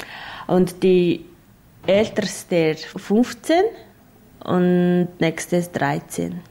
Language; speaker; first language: German; non-native, learner; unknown